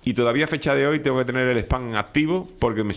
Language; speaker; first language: Spanish; native; Spanish